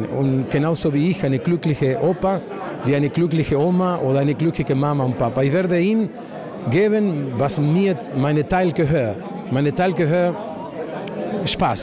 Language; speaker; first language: German; non-native, fluent; Spanish